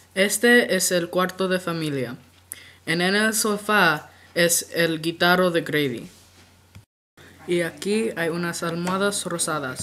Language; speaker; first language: Spanish; non-native, learner; English